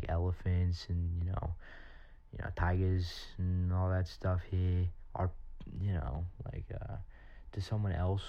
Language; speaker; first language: English; native; English